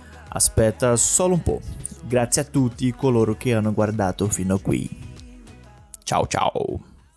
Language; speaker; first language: Italian; non-native, learner; Portuguese